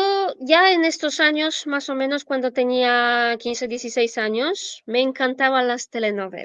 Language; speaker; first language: Spanish; non-native, fluent; Polish